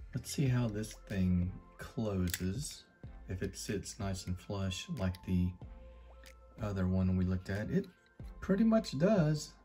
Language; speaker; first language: English; native; English